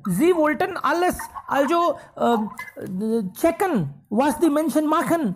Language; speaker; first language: German; non-native, fluent; Hindi